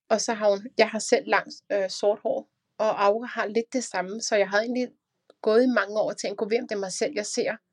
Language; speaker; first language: Danish; native; Danish